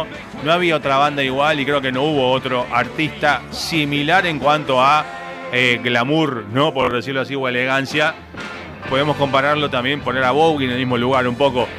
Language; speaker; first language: Spanish; native; Spanish